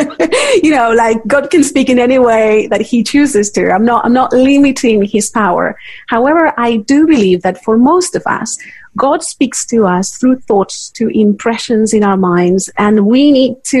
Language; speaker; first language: English; non-native, fluent; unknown